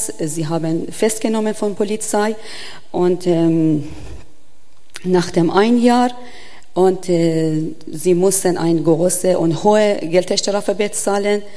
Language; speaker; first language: German; non-native, learner; Persian